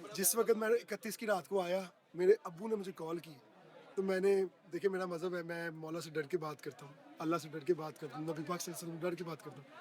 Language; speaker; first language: Urdu; non-native, local second language; Punjabi